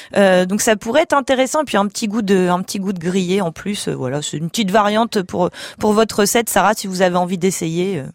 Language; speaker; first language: French; native; French